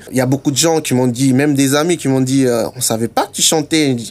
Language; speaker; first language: French; non-native, local second language; Ewe